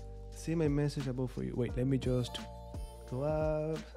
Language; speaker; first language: English; non-native, fluent; Spanish